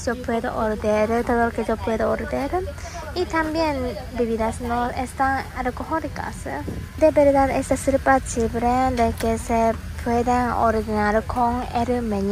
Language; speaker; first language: Spanish; non-native, learner; Japanese